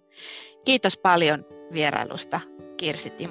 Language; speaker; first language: Finnish; native; Finnish